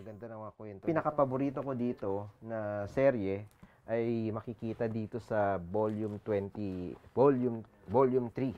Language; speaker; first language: Filipino; native; Filipino